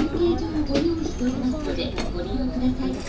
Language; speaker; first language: Japanese; native; Japanese